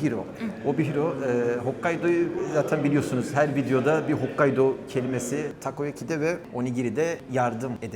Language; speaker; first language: Turkish; native; Turkish